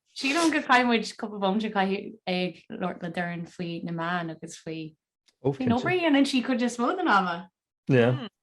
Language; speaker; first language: Irish; native; Irish